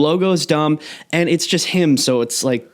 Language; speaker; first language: English; native; English